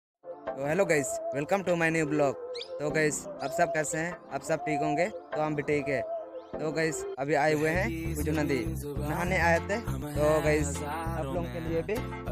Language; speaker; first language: Hindi; non-native, local second language; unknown